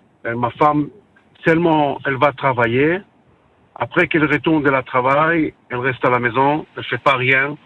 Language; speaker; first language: French; non-native, learner; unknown